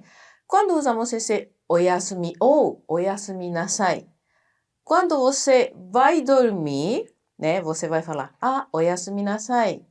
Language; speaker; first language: Portuguese; non-native, fluent; Japanese